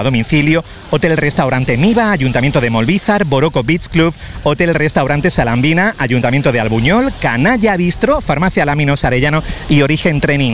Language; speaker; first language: Spanish; native; Spanish